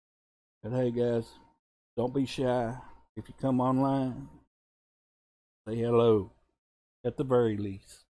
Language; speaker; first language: English; native; English